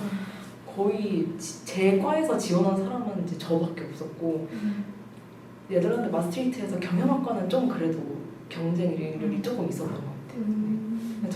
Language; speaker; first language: Korean; native; Korean